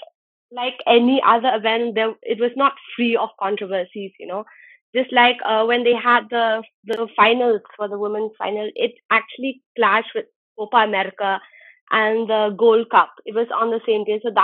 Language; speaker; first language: English; non-native, local second language; Khasi